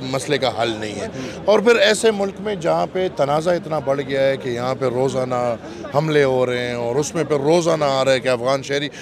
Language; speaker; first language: Hindi; non-native, local second language; Pashto